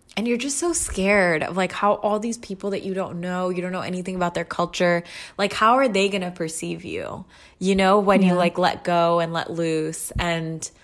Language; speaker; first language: English; early bilingual, other home language; Urdu